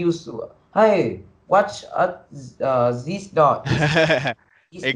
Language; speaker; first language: English; non-native, learner; Vietnamese